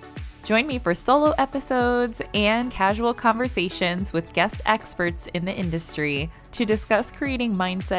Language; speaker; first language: English; native; English